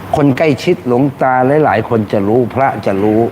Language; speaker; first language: Thai; native; Thai